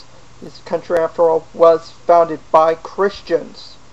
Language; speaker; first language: English; native; English